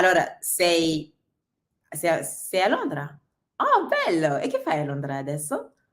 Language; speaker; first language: Italian; non-native, learner; English